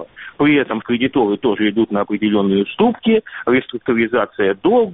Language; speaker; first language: Russian; native; Russian